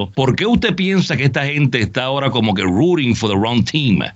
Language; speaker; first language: Spanish; native; Spanish